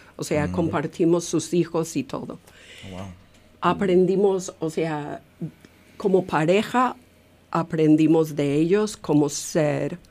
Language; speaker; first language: Spanish; non-native, fluent; English